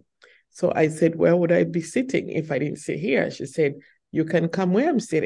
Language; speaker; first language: English; non-native, local second language; Ganda